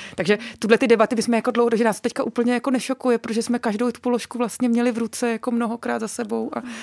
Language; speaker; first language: Czech; native; Czech